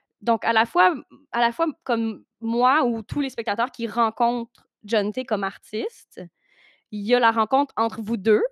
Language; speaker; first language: French; native; French